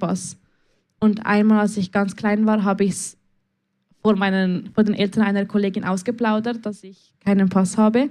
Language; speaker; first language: German; early bilingual, other home language; Spanish